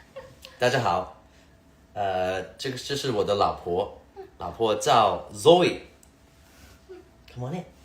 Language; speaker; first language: Chinese; early bilingual, heritage; Cantonese